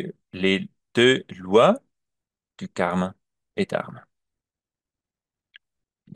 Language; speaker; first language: French; non-native, learner; German